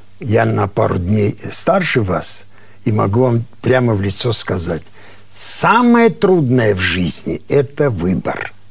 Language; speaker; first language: Russian; non-native, local second language; Armenian